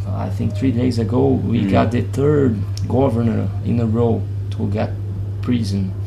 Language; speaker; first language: English; non-native, fluent; Portuguese